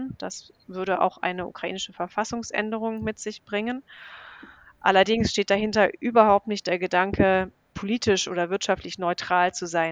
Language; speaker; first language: German; native; German